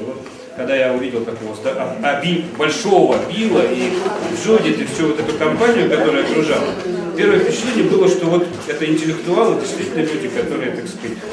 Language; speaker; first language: Russian; native; Russian